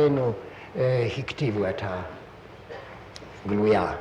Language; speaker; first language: Hebrew; non-native, fluent; Hungarian